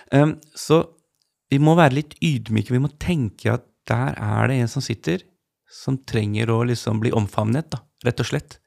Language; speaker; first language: Norwegian; early bilingual, other home language; Urdu